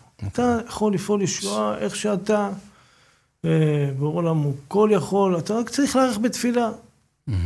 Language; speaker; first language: Hebrew; native; Hebrew